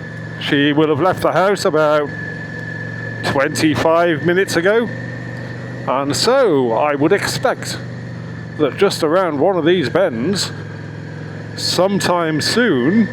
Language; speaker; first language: English; native; English